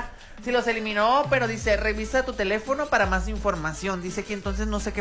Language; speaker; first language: Spanish; native; Spanish